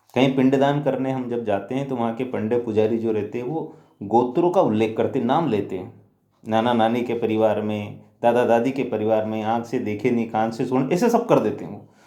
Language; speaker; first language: Hindi; native; Hindi